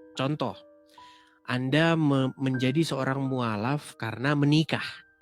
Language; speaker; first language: Indonesian; native; Indonesian